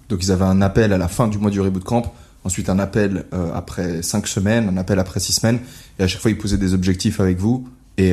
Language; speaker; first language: French; native; French